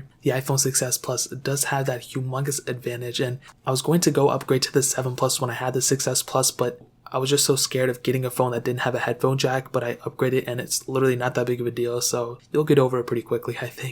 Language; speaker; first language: English; native; English